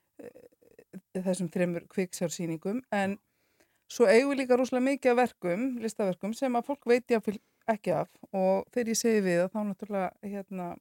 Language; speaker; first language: Icelandic; native; Icelandic